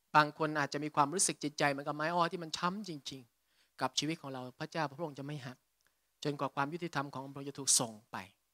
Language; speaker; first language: Thai; native; Thai